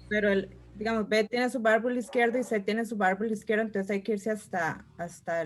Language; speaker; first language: Spanish; native; Spanish